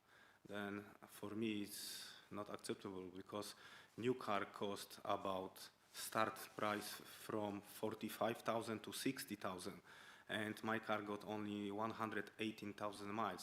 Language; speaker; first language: English; non-native, learner; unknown